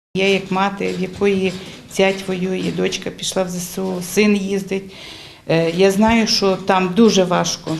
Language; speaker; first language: Ukrainian; native; Ukrainian